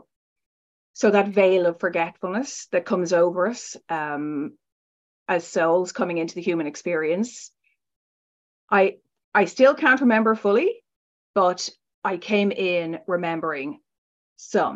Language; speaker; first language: English; native; English